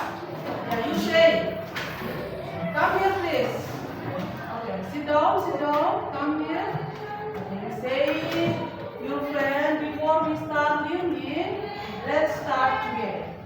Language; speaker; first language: English; non-native, learner; Indonesian